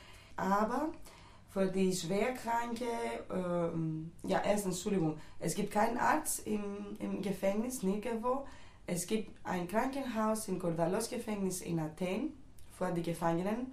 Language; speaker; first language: German; non-native, fluent; Greek